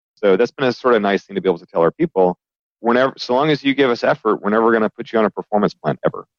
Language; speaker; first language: English; native; English